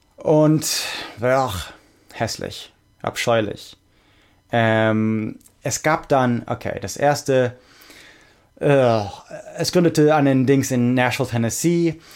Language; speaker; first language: German; non-native, fluent; English